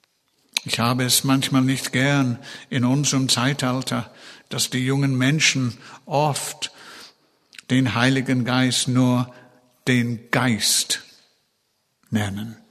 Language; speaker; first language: German; non-native, fluent; English